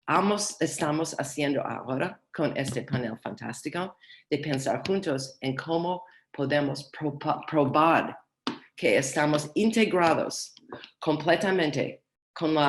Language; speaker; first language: Spanish; non-native, learner; English